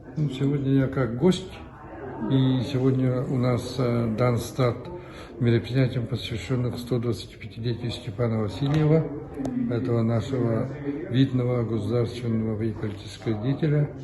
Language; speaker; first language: Russian; non-native, local second language; Yakut